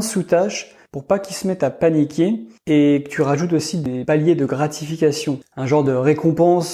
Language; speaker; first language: French; native; French